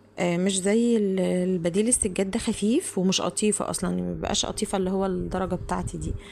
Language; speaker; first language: Arabic; native; Arabic